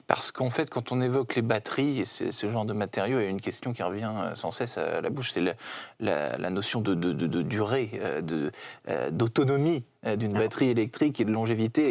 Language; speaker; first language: French; native; French